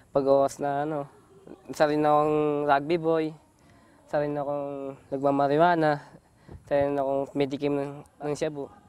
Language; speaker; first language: Filipino; native; Filipino